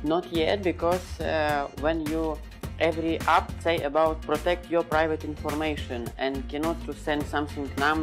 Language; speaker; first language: English; non-native, learner; Ukrainian